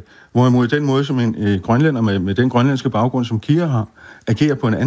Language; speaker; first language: Danish; native; Danish